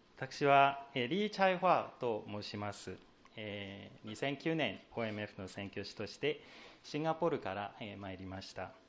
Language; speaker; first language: Japanese; non-native, fluent; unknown